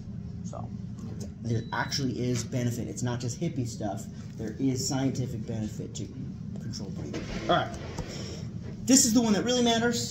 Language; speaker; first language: English; native; English